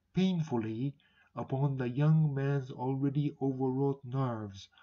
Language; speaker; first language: English; non-native, fluent; Japanese